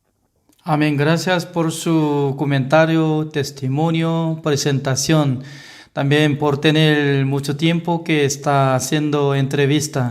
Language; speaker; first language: Spanish; non-native, learner; Korean